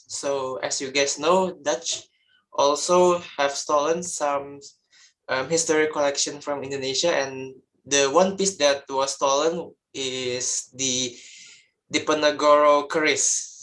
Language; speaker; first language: English; non-native, learner; Indonesian